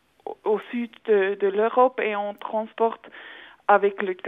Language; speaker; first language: French; non-native, local second language; German